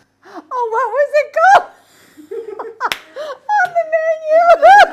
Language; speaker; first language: English; native; English